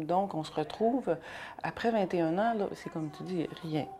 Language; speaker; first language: French; native; French